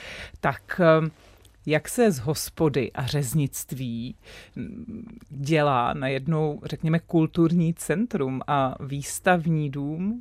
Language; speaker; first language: Czech; native; Czech